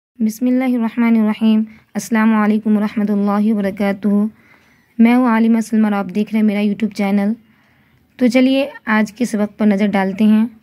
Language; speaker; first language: Hindi; native; Hindi